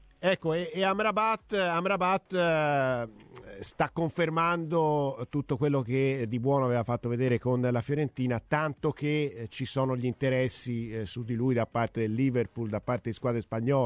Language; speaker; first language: Italian; native; Italian